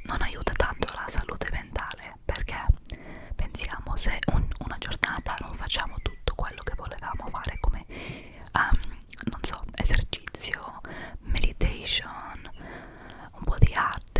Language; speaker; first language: Italian; non-native, fluent; English